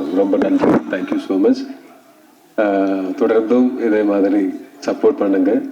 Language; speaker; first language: Tamil; non-native, learner; Malayalam